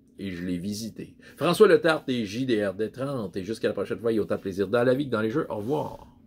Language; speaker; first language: French; native; French